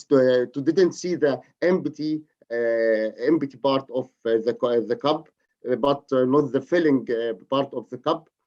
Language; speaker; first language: English; non-native, learner; Arabic